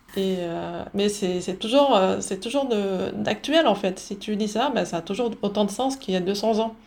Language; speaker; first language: French; early bilingual, other home language; Dutch